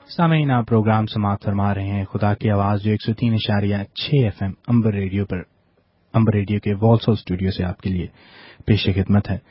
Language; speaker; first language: Urdu; non-native, local second language; Punjabi